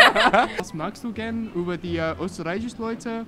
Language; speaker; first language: German; non-native, learner; English